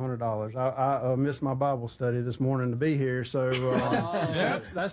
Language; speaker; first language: English; native; English